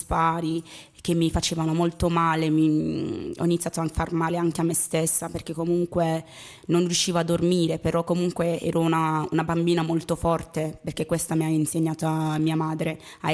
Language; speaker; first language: Italian; early bilingual, other home language; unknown